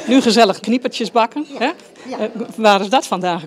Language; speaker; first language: Dutch; native; Dutch